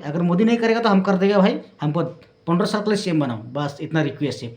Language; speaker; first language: Hindi; non-native, local second language; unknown